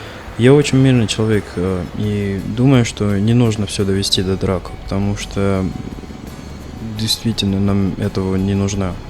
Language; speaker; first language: Russian; non-native, fluent; Arabic